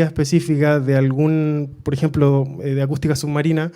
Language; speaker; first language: Spanish; native; Spanish